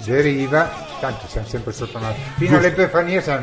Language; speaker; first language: Italian; native; Italian